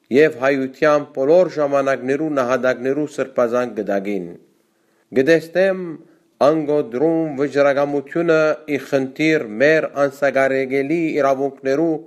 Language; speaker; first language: Armenian; native; Armenian